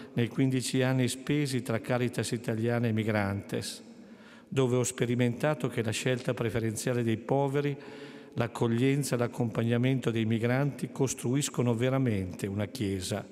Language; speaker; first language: Italian; native; Italian